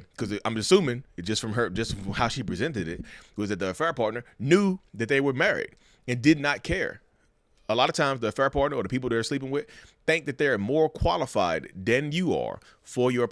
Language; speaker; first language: English; native; English